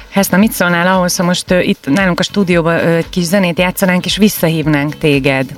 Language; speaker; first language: Hungarian; native; Hungarian